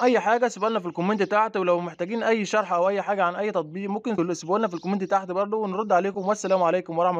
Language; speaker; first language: Arabic; native; Arabic